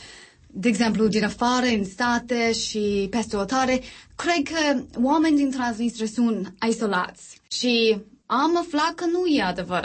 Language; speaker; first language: Romanian; non-native, learner; English